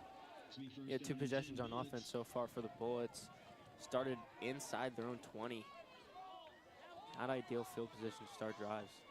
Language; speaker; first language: English; native; English